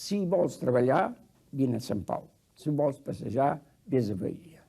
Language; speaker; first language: Catalan; early bilingual, heritage; Catalan